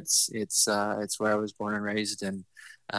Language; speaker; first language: English; native; English